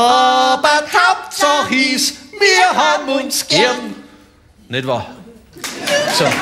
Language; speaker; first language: German; native; German